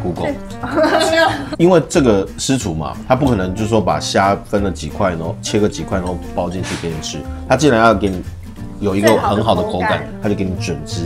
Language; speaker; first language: Chinese; native; Chinese